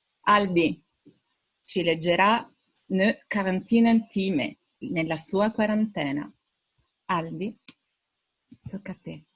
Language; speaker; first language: Italian; native; Italian